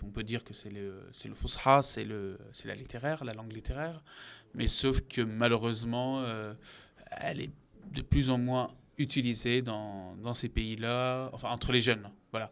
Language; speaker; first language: French; non-native, fluent; Arabic